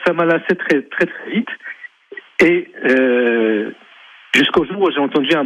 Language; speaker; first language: French; non-native, fluent; Polish